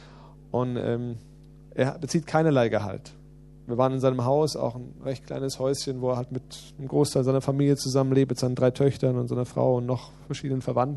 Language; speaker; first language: German; native; German